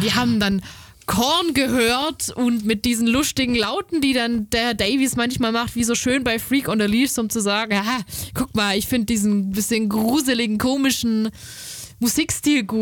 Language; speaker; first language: German; native; German